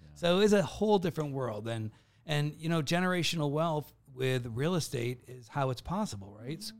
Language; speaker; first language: English; native; English